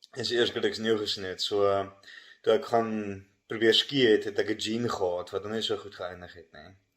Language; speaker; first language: Afrikaans; native; Afrikaans